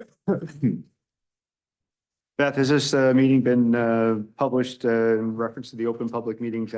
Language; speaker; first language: English; native; English